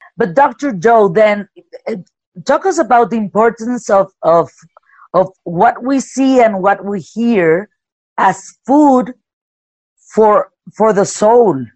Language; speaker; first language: English; non-native, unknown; Spanish